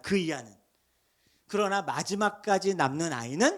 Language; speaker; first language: Korean; native; Korean